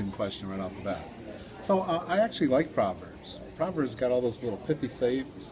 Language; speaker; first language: English; native; English